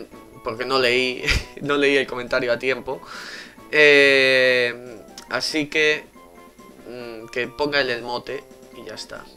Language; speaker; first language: Spanish; native; Spanish